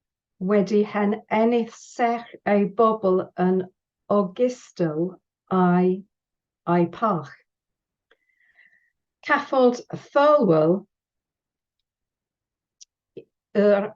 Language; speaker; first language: Welsh; non-native, learner; English